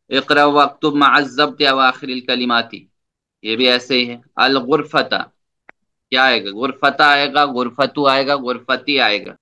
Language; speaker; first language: Urdu; native; Urdu